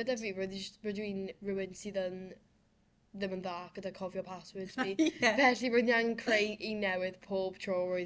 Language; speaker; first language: Welsh; non-native, local second language; English